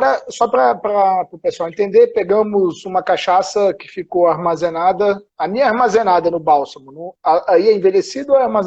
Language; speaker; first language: Portuguese; native; Portuguese